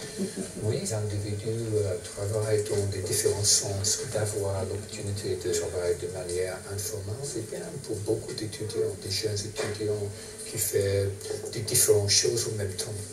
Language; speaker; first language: French; non-native, fluent; English